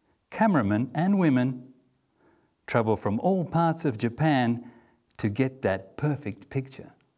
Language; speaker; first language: English; native; English